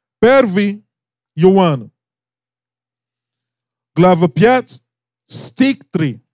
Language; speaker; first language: Russian; non-native, learner; English